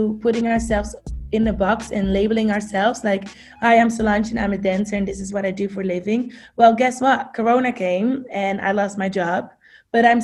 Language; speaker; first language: English; non-native, fluent; Dutch